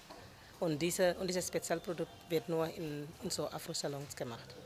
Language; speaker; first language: German; non-native, fluent; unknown